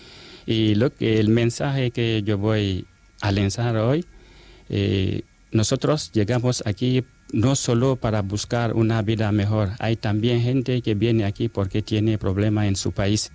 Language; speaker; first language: Spanish; non-native, fluent; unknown